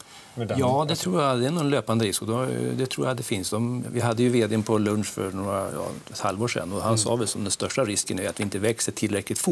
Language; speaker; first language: Swedish; native; Swedish